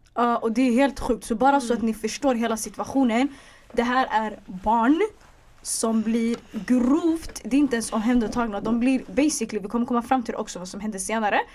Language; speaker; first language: Swedish; early bilingual, other home language; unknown